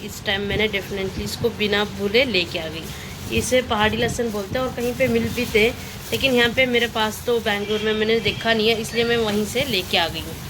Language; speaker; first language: Hindi; non-native, local second language; Urdu